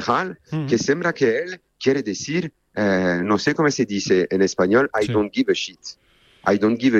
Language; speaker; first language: Spanish; non-native, fluent; Italian